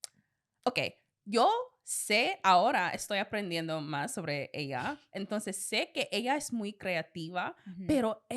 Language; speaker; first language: Spanish; non-native, learner; English